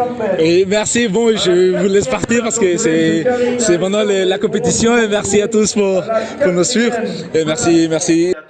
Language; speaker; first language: French; non-native, learner; Spanish